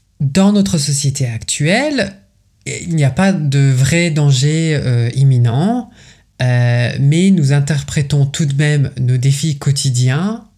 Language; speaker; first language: French; native; French